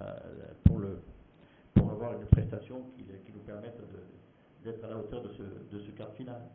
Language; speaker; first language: French; native; French